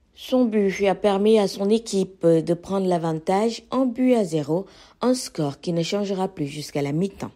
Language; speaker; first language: French; non-native, local second language; Wolof